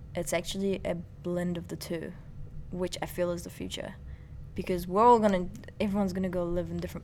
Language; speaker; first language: English; early bilingual, other home language; Persian